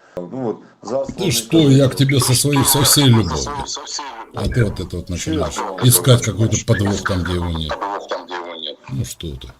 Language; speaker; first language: Russian; native; Russian